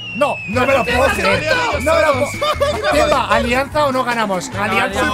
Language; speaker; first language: Spanish; native; Spanish